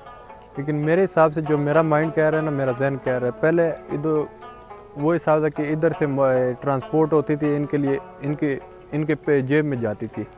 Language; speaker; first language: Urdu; early bilingual, other home language; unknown